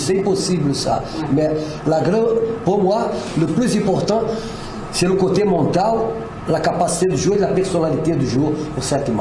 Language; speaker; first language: French; non-native, fluent; Portuguese